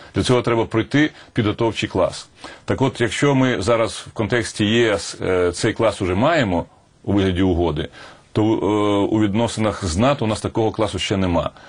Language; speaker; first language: Ukrainian; native; Ukrainian